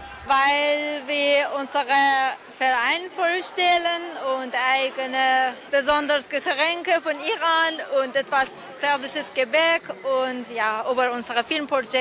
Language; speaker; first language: German; non-native, learner; Persian